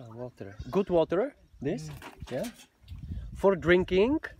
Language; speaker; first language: English; non-native, learner; Czech